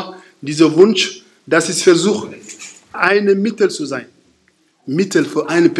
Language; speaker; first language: German; non-native, fluent; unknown